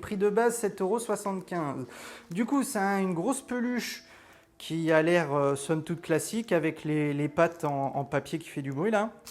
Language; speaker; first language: French; native; French